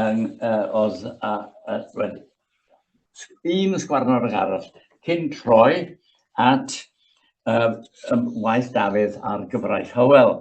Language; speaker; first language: Welsh; native; Welsh